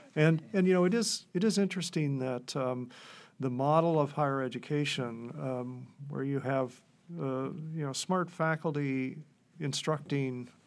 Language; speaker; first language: English; native; English